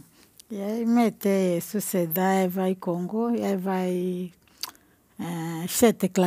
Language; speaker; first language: Norwegian; non-native, learner; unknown